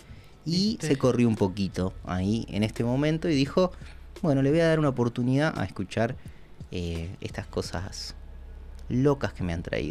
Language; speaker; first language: Spanish; native; Spanish